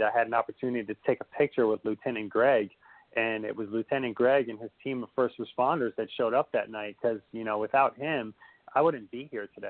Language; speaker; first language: English; native; English